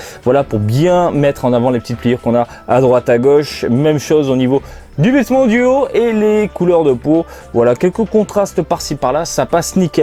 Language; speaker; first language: French; native; French